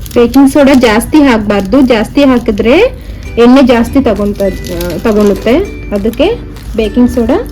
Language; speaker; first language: Kannada; non-native, local second language; Telugu